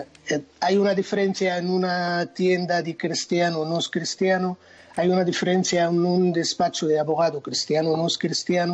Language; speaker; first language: Spanish; non-native, fluent; Arabic